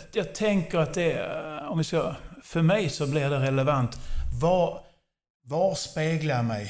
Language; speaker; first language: Swedish; non-native, fluent; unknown